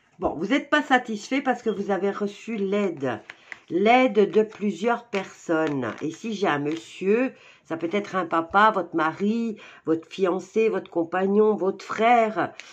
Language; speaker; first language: French; native; French